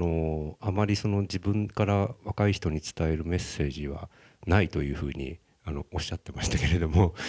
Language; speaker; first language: Japanese; native; Japanese